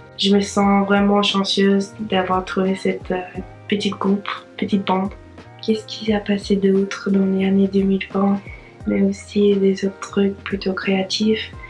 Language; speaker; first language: French; non-native, fluent; English